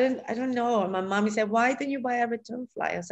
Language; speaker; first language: English; non-native, fluent; Spanish